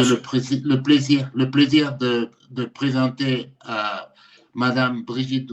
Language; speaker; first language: French; non-native, fluent; Spanish